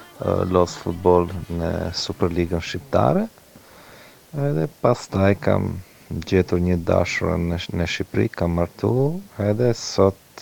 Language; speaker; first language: Albanian; non-native, learner; Croatian